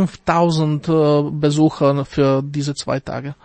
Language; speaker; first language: German; non-native, fluent; Slovak